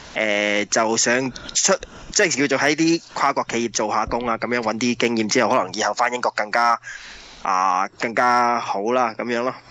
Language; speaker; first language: Cantonese; early bilingual, other home language; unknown